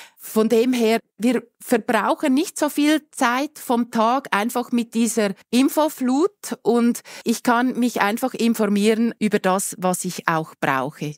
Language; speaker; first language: German; native; German